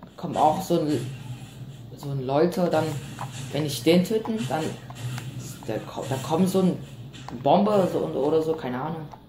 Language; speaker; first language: German; non-native, learner; Vietnamese